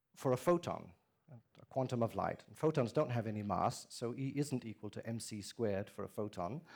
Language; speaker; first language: English; non-native, fluent; Danish